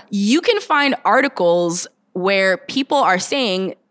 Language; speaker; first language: English; early bilingual, other home language; Bulgarian